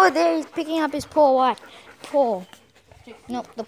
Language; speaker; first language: English; native; English